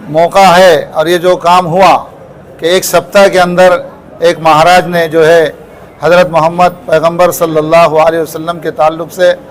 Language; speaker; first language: Urdu; native; Urdu